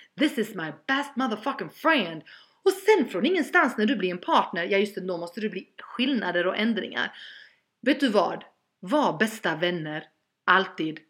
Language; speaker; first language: Swedish; early bilingual, other home language; Albanian